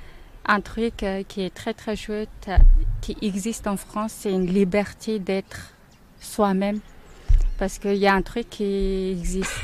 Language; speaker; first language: French; non-native, learner; Mongolian